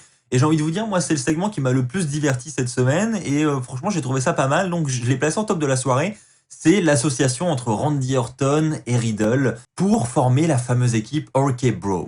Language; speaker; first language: French; native; French